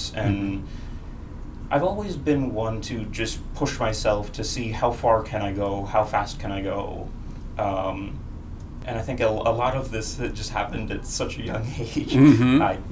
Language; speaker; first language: English; native; English